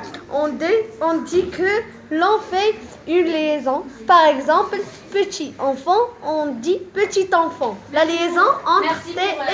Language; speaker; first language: French; non-native, learner; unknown